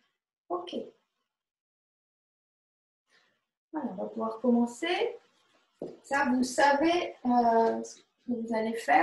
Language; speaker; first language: French; native; French